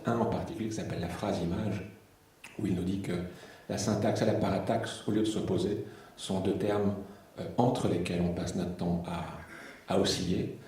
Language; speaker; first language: French; native; French